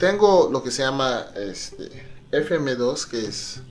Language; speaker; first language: Spanish; non-native, fluent; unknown